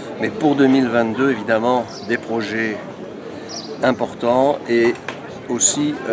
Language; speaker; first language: French; native; French